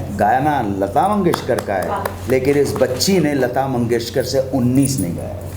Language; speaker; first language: Hindi; native; Hindi